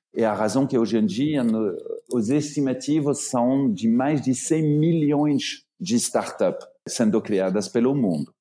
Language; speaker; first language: Portuguese; non-native, fluent; French